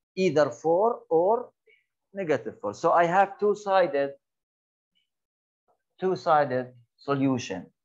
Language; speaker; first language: English; non-native, fluent; Arabic